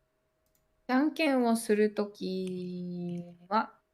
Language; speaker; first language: Japanese; native; Japanese